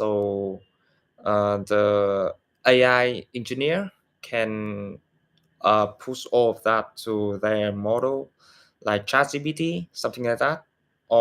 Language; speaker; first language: English; non-native, learner; Vietnamese